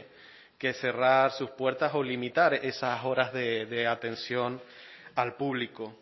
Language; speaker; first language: Spanish; native; Spanish